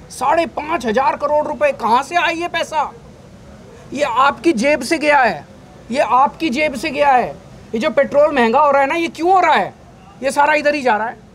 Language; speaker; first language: Hindi; native; Hindi